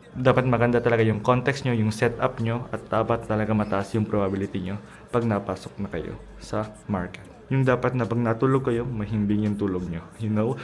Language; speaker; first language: Filipino; early bilingual, heritage; Filipino